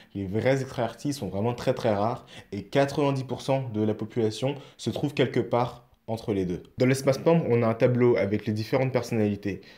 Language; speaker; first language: French; native; French